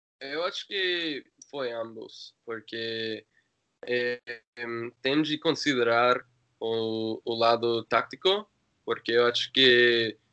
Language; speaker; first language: Portuguese; non-native, learner; English